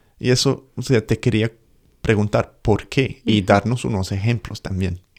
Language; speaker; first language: Spanish; non-native, fluent; English